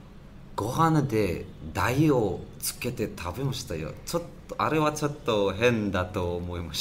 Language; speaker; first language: Japanese; non-native, learner; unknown